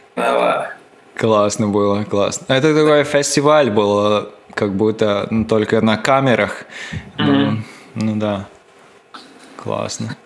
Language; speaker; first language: Russian; non-native, local second language; Latvian